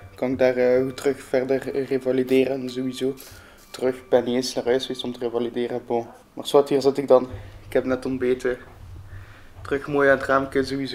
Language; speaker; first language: Dutch; native; Dutch